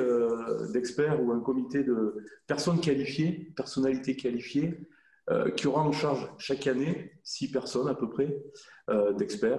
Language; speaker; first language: French; native; French